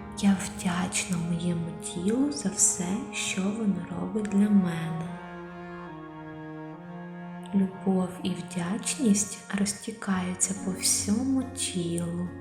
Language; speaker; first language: Ukrainian; native; Ukrainian